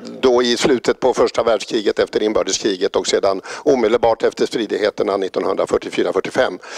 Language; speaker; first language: Swedish; native; Swedish